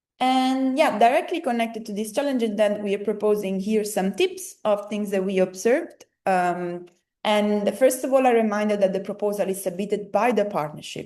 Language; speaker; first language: English; non-native, fluent; Italian